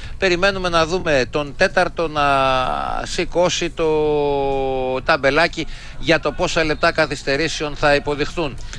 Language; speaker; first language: Greek; native; Greek